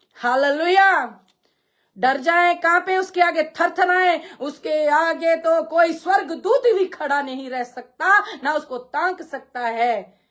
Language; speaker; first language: Hindi; non-native, local second language; Punjabi